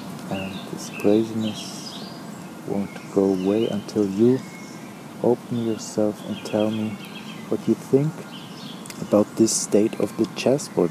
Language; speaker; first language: English; non-native, fluent; German